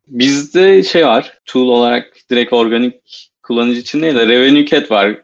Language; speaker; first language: Turkish; native; Turkish